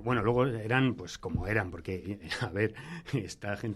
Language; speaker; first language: Spanish; native; Spanish